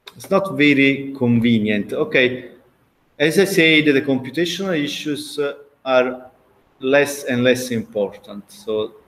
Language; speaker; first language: English; non-native, fluent; Italian